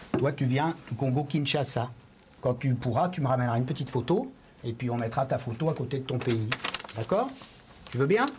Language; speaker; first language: French; native; French